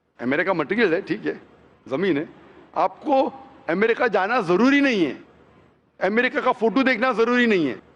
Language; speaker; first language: Hindi; non-native, local second language; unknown